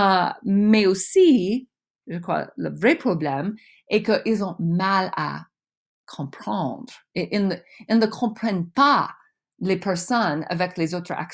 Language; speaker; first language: French; non-native, fluent; English